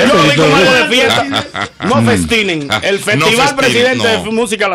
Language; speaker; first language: Spanish; native; Spanish